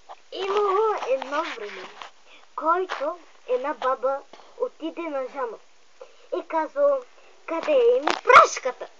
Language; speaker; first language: Bulgarian; early bilingual, heritage; Bulgarian